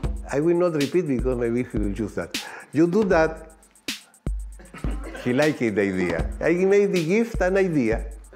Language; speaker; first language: English; non-native, learner; Spanish